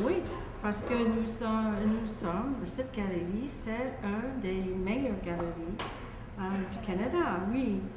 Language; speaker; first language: French; non-native, local second language; English